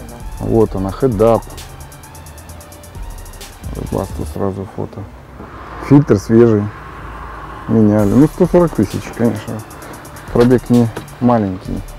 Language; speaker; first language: Russian; native; Russian